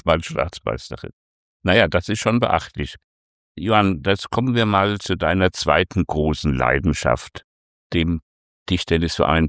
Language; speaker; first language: German; native; German